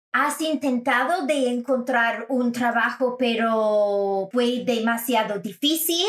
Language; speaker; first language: Spanish; non-native, fluent; English